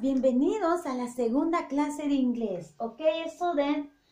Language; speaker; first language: Spanish; native; Spanish